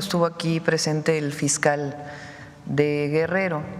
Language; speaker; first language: Spanish; native; Spanish